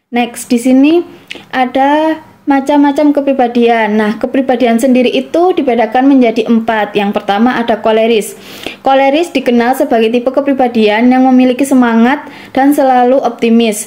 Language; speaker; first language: Indonesian; native; Indonesian